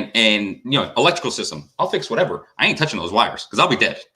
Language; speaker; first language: English; native; English